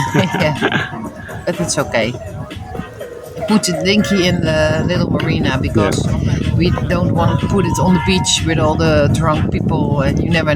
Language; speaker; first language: English; non-native, fluent; Dutch